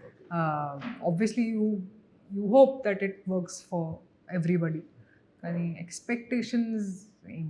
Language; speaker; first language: Telugu; non-native, local second language; Hindi